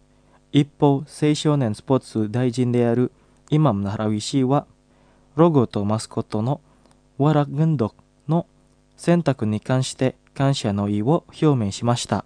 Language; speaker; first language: Japanese; non-native, fluent; Indonesian